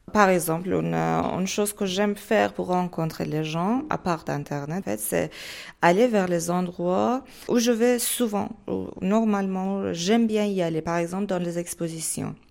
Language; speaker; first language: French; non-native, fluent; Persian